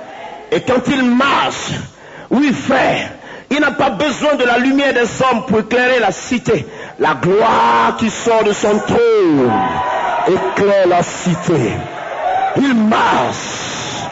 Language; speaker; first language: French; native; French